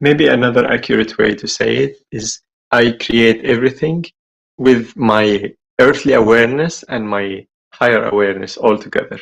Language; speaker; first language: English; non-native, fluent; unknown